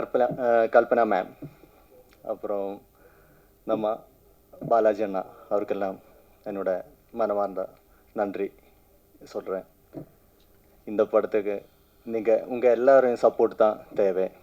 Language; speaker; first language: Tamil; non-native, learner; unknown